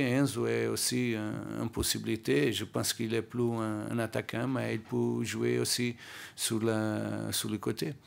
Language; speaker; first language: French; non-native, learner; Portuguese